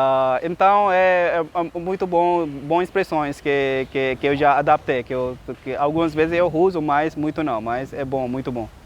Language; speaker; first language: Portuguese; non-native, learner; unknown